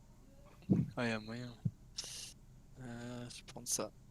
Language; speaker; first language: French; native; French